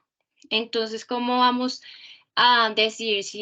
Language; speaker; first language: Spanish; native; Spanish